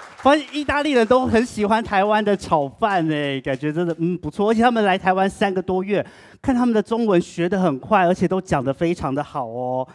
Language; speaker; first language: Chinese; native; Chinese